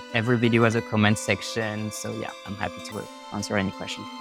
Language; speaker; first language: English; non-native, fluent; French